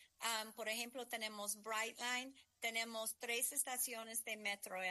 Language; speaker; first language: Spanish; non-native, learner; English